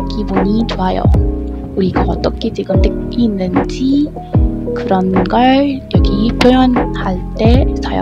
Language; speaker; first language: Korean; non-native, learner; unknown